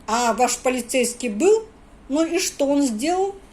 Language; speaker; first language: Russian; non-native, local second language; Kazakh